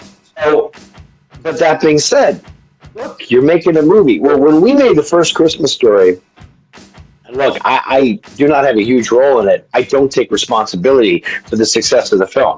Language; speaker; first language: English; native; English